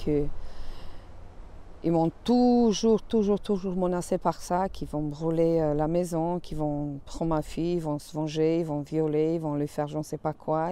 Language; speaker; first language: French; non-native, fluent; Romanian